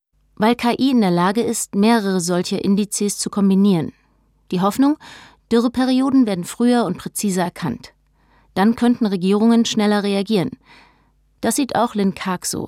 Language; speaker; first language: German; native; German